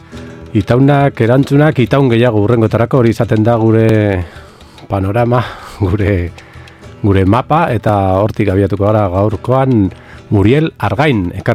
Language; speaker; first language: Basque; native; Basque